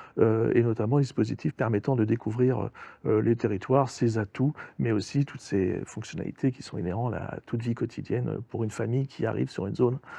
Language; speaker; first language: French; native; French